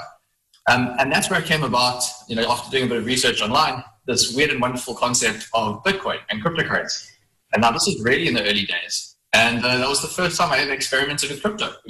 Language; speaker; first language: English; native; English